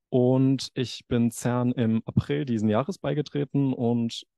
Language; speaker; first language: German; native; German